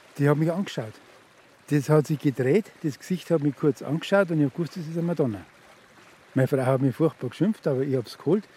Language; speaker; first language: German; native; German